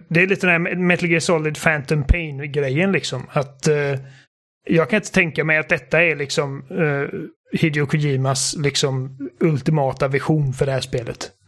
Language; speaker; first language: Swedish; native; Swedish